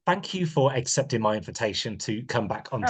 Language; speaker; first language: English; native; English